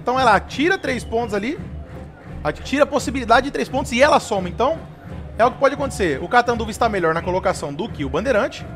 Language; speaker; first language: Portuguese; native; Portuguese